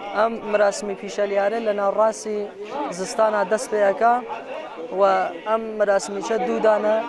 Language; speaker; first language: Central Kurdish; non-native, local second language; Gurani